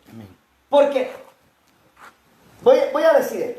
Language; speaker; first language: Spanish; native; Spanish